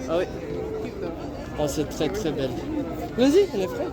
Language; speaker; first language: French; non-native, learner; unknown